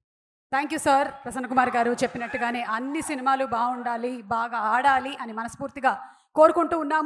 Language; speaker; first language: Telugu; native; Telugu